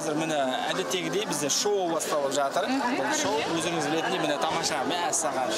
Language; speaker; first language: Kazakh; native; Kazakh